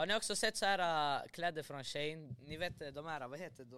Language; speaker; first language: Swedish; early bilingual, other home language; Arabic